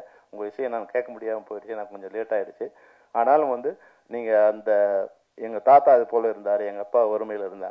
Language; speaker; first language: Tamil; native; Tamil